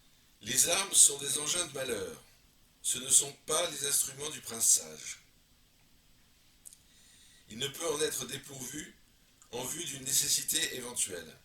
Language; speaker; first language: French; native; French